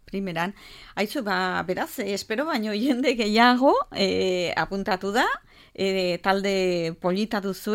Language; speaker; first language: Basque; native; Basque